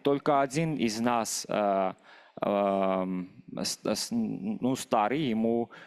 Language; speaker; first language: Russian; non-native, local second language; Armenian